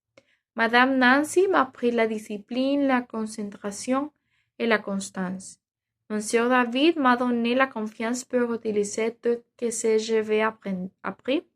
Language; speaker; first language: French; non-native, learner; Spanish